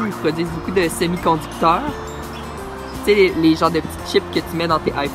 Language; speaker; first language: French; native; French